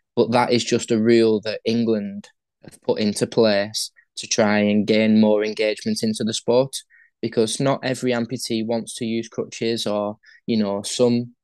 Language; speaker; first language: English; native; English